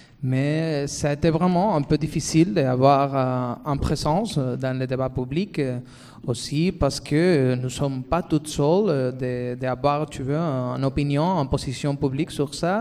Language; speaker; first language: French; non-native, fluent; Spanish